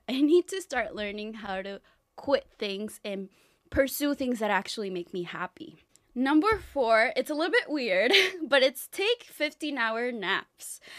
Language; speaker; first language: English; non-native, fluent; Spanish